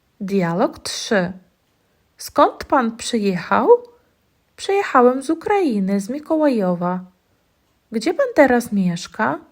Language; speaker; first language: Polish; non-native, fluent; Ukrainian